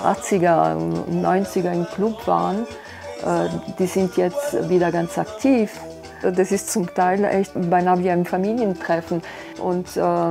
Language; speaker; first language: German; non-native, fluent; Arabic